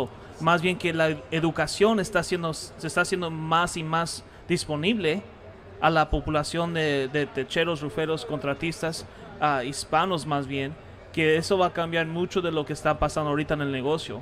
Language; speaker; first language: Spanish; early bilingual, heritage; Spanish